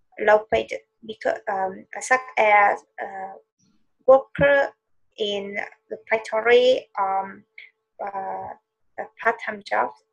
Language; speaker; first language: English; non-native, learner; Vietnamese